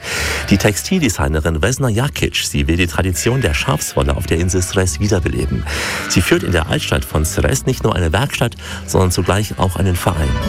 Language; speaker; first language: German; native; German